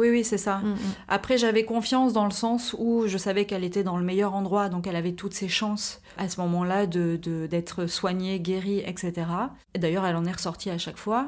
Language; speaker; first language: French; native; French